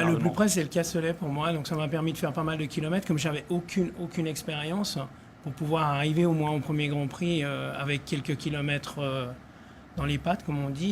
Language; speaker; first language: French; native; French